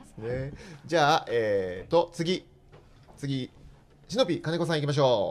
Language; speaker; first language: Japanese; native; Japanese